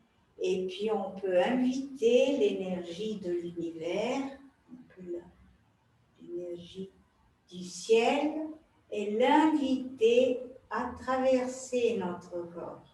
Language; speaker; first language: French; non-native, fluent; Italian